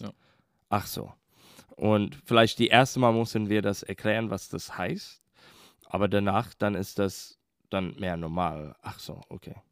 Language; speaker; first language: German; non-native, fluent; English